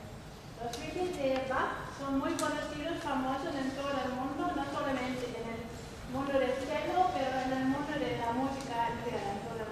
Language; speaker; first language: Spanish; non-native, fluent; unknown